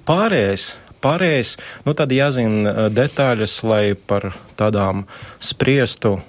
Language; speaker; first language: Latvian; non-native, local second language; Russian